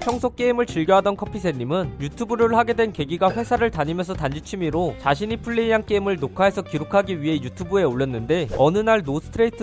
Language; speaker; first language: Korean; native; Korean